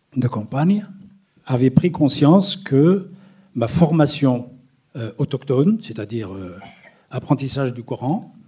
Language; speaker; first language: French; non-native, local second language; Arabic